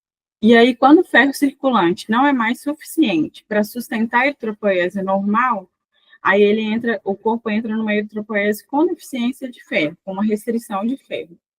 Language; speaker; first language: Portuguese; native; Portuguese